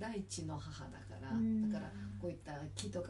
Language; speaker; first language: Japanese; native; Japanese